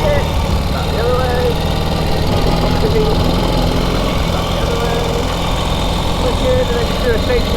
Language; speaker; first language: English; native; English